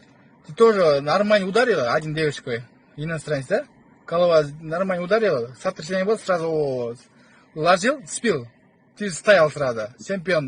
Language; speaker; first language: Russian; non-native, learner; Kyrgyz